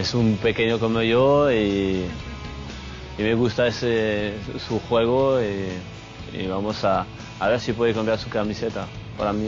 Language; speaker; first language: Spanish; non-native, fluent; French